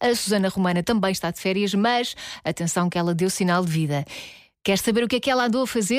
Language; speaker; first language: Portuguese; native; Portuguese